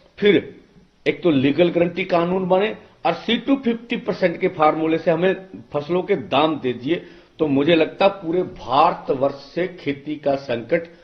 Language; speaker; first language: Hindi; non-native, local second language; Punjabi